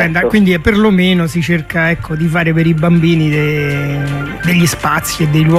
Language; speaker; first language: Italian; native; Italian